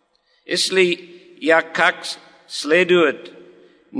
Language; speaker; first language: Russian; non-native, fluent; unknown